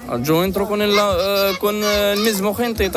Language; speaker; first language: Spanish; non-native, learner; Arabic